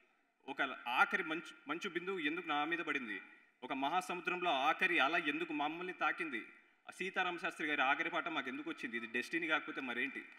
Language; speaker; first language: Telugu; native; Telugu